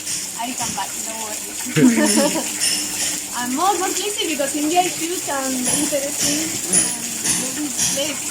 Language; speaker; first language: English; non-native, learner; Spanish